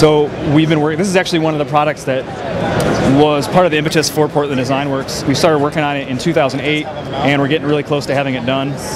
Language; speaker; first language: English; native; English